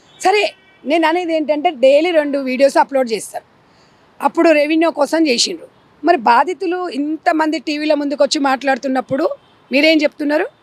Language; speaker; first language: Telugu; native; Telugu